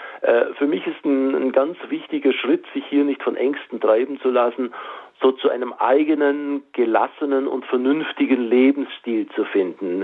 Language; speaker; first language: German; native; German